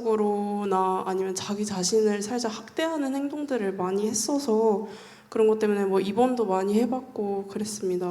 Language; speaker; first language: Korean; native; Korean